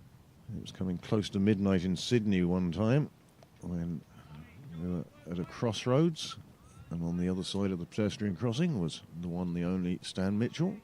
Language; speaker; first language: English; native; English